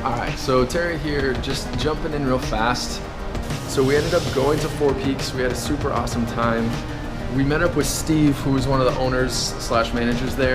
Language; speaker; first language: English; native; English